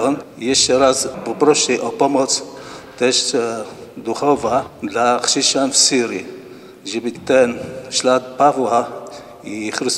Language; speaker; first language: Polish; non-native, fluent; Arabic